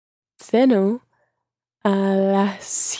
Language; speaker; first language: Spanish; non-native, learner; English